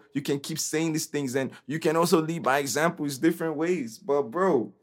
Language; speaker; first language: English; non-native, local second language; Igbo